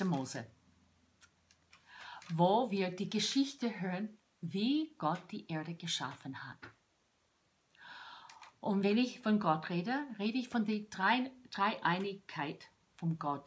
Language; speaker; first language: German; non-native, fluent; English